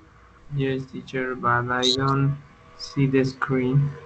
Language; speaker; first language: English; non-native, learner; Spanish